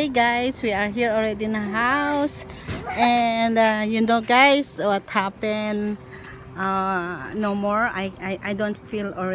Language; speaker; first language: English; non-native, local second language; Filipino